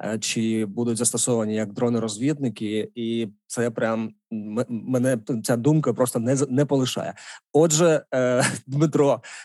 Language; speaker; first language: Ukrainian; native; Ukrainian